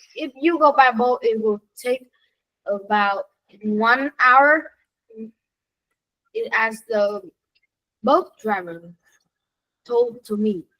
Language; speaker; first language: English; non-native, learner; Vietnamese